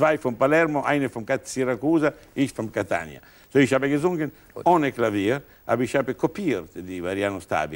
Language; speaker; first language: German; non-native, learner; Italian